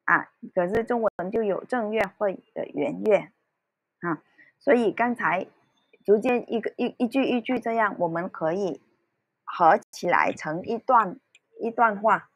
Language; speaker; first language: Chinese; early bilingual, heritage; Cantonese